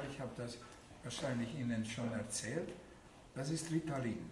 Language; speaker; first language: German; non-native, fluent; Hungarian